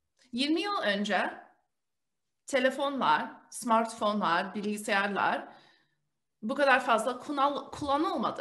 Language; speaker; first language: Turkish; early bilingual, heritage; Turkish